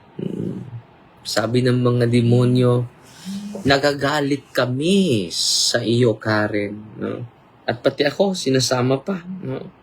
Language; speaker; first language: Filipino; non-native, local second language; Cebuano